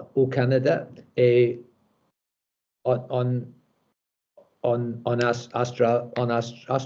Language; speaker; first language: French; non-native, learner; English